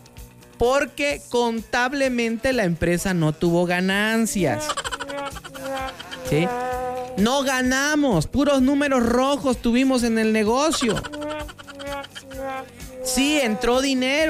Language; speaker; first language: Spanish; native; Spanish